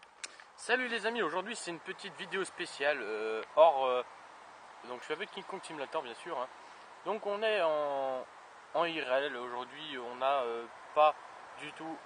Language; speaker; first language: French; native; French